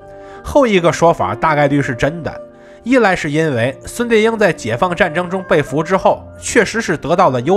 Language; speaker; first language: Chinese; native; Chinese